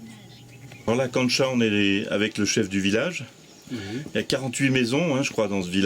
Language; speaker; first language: French; native; French